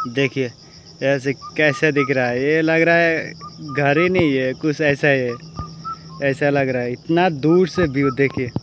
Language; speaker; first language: Hindi; non-native, local second language; Bangla